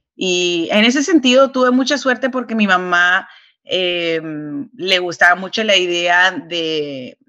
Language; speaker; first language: Spanish; early bilingual, heritage; Spanish